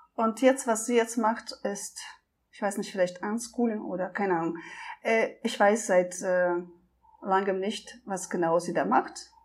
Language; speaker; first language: German; non-native, fluent; Russian